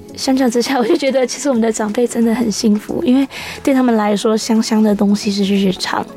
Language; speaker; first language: Chinese; native; Chinese